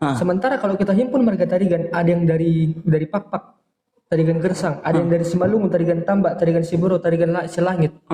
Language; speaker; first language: Indonesian; native; Indonesian